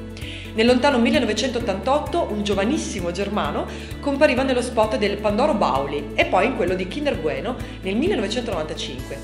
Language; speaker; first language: Italian; native; Italian